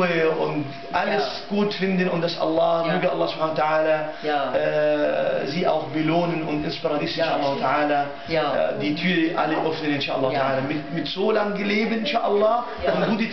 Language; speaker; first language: German; non-native, learner; Arabic